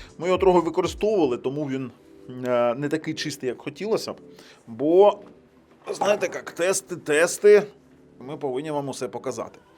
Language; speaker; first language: Ukrainian; non-native, local second language; Russian